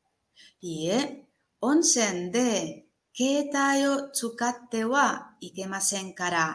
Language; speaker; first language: Japanese; non-native, learner; Spanish